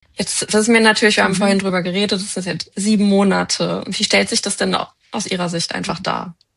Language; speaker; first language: German; native; German